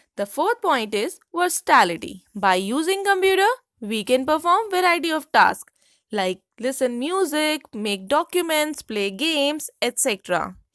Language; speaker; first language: English; non-native, local second language; Hindi